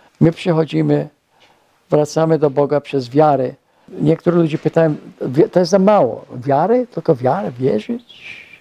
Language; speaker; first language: Polish; non-native, fluent; English